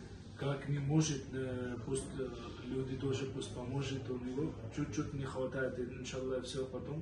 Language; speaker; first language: Russian; non-native, learner; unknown